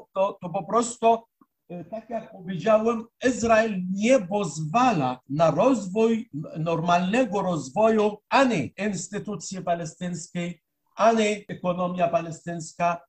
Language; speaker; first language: Polish; non-native, fluent; Arabic